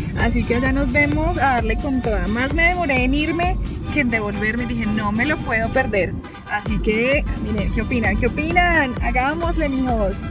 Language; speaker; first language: Spanish; native; Spanish